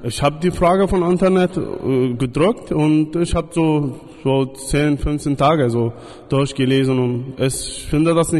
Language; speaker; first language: German; non-native, local second language; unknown